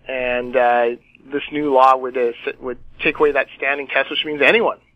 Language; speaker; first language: English; native; English